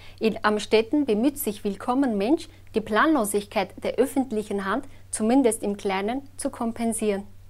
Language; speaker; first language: German; native; German